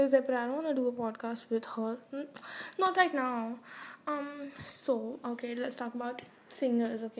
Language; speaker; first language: English; non-native, local second language; Hindi